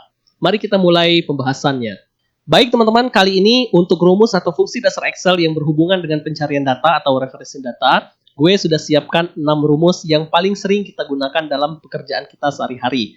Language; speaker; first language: Indonesian; native; Indonesian